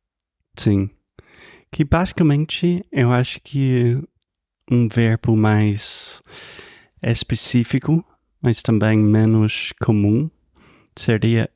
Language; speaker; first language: Portuguese; non-native, fluent; English